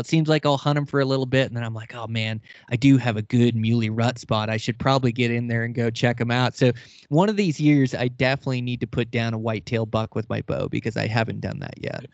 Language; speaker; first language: English; native; English